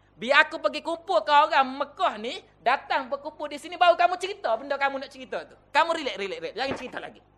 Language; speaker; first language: Malay; native; Malay